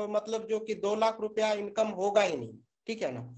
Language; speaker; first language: Hindi; native; Hindi